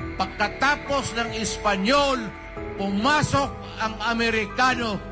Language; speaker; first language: Filipino; non-native, local second language; Cebuano